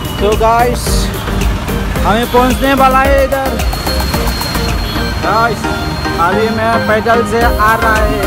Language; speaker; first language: Hindi; non-native, local second language; Bodo